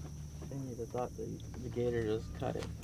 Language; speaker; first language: English; native; English